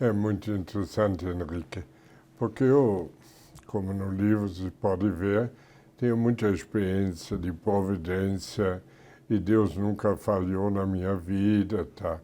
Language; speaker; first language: Portuguese; non-native, fluent; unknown